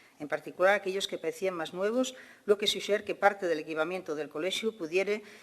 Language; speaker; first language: Asturian; non-native, local second language; Spanish